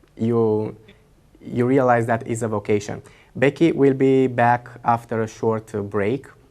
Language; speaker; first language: English; non-native, fluent; Romanian